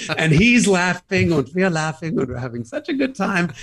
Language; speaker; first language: English; native; English